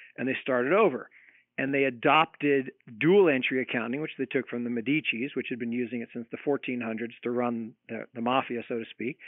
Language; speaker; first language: English; native; English